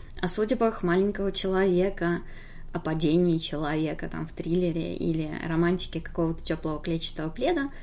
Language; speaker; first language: Russian; native; Russian